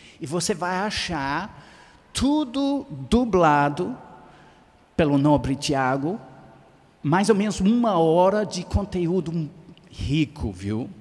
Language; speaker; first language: Portuguese; non-native, fluent; English